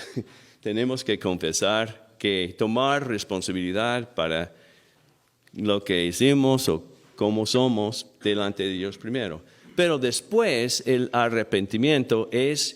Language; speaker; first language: Spanish; non-native, fluent; English